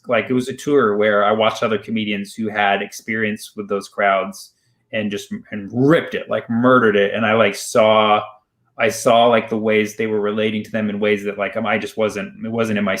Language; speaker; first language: English; early bilingual, other home language; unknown